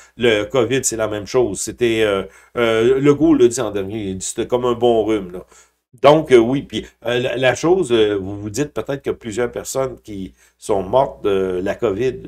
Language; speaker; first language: French; native; French